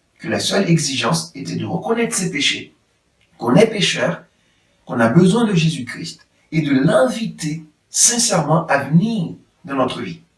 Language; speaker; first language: French; non-native, local second language; Haitian Creole